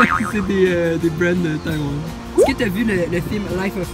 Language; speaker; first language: French; native; French